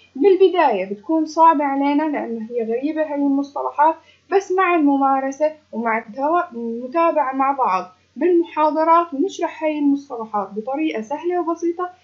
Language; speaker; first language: Arabic; native; Arabic